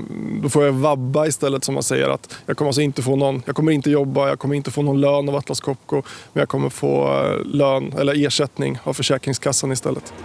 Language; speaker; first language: Swedish; native; Swedish